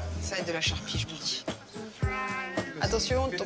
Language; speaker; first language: French; native; French